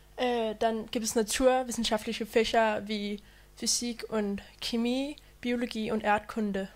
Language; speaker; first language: German; non-native, fluent; Danish